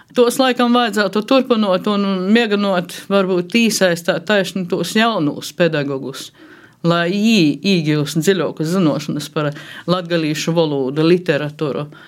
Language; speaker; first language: Latvian; native; Latvian